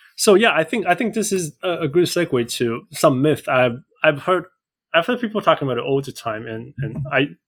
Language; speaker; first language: English; native; English